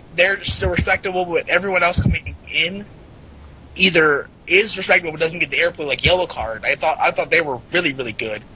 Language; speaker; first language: English; native; English